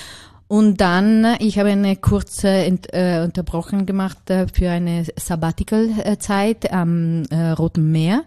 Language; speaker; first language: German; non-native, learner; Italian